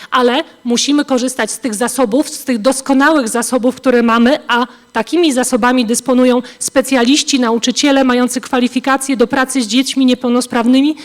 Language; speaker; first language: Polish; native; Polish